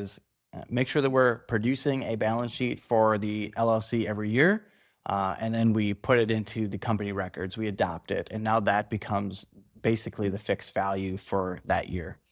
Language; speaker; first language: English; native; English